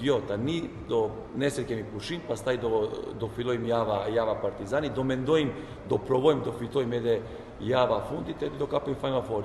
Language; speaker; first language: Albanian; non-native, learner; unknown